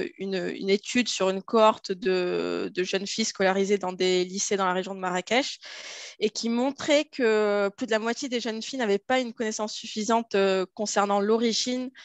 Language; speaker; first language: French; native; French